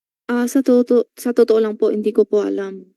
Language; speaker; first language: Filipino; non-native, learner; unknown